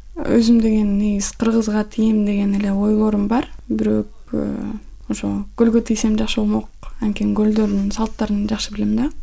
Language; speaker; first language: Kyrgyz; non-native, local second language; Russian